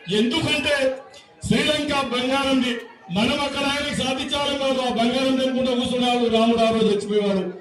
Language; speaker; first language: Telugu; non-native, local second language; Lambadi